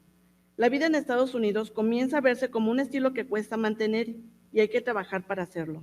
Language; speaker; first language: Spanish; native; Spanish